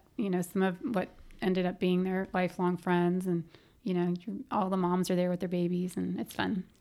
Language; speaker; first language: English; native; English